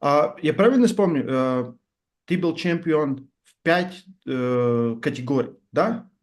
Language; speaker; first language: Russian; non-native, fluent; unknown